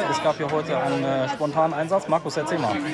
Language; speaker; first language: German; native; German